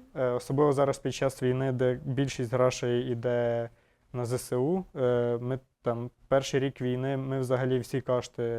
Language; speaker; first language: Ukrainian; native; Ukrainian